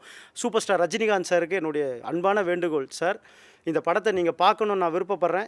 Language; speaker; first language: Tamil; native; Tamil